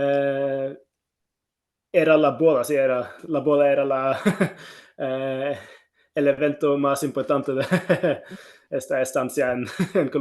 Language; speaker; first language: Spanish; non-native, fluent; Norwegian